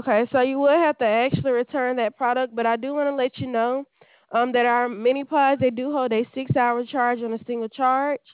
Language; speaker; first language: English; native; English